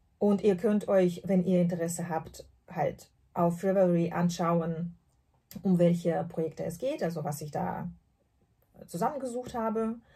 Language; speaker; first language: German; non-native, fluent; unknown